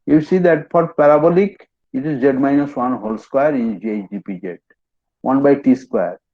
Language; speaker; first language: English; non-native, local second language; Bangla